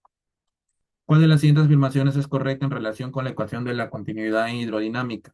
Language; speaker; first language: Spanish; native; Spanish